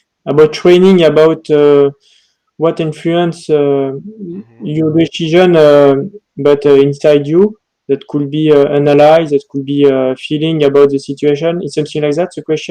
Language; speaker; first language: English; non-native, learner; French